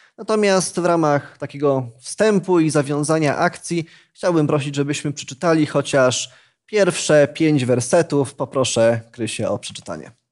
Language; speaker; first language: Polish; native; Polish